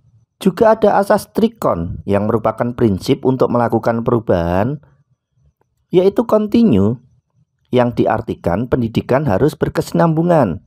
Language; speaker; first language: Indonesian; non-native, local second language; Javanese